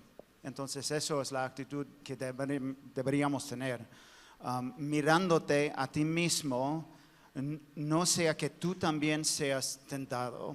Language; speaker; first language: Spanish; non-native, fluent; English